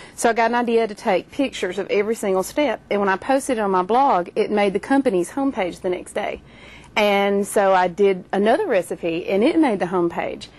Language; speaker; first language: English; native; English